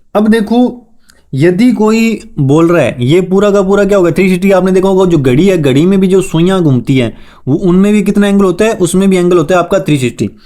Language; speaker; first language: Hindi; native; Hindi